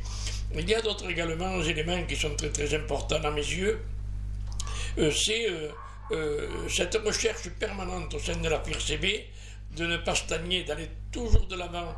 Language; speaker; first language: French; native; French